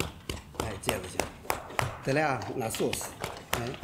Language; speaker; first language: Russian; non-native, learner; Chinese